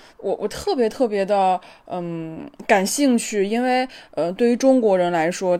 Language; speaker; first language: Chinese; native; Chinese